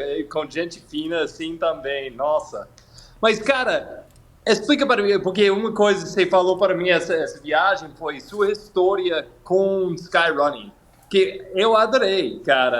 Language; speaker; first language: Portuguese; non-native, fluent; English